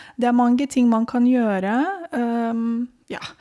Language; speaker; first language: Norwegian; non-native, fluent; Romanian